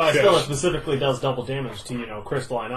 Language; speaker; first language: English; native; English